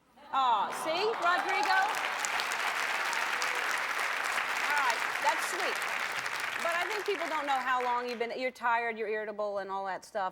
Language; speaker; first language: English; native; English